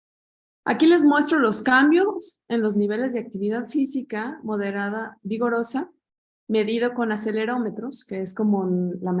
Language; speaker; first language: Spanish; native; Spanish